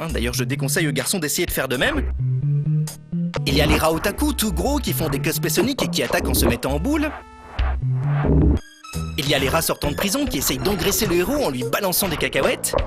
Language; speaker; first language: French; native; French